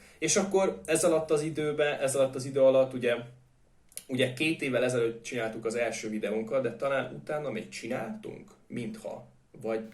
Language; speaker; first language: Hungarian; native; Hungarian